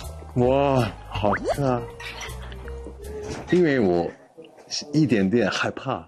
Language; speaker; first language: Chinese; non-native, learner; Korean